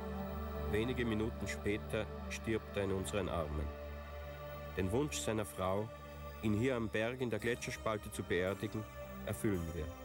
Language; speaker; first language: German; native; German